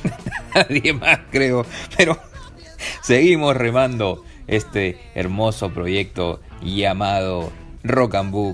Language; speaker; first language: Spanish; native; Spanish